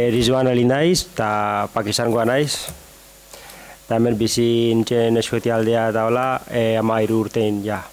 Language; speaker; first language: Basque; non-native, learner; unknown